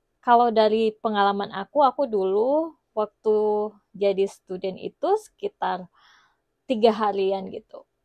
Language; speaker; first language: Indonesian; native; Indonesian